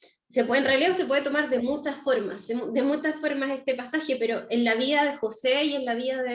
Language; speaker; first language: Spanish; native; Spanish